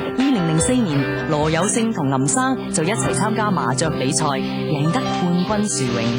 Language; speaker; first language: Cantonese; native; Cantonese